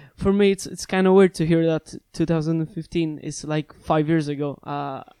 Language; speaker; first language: English; non-native, fluent; Polish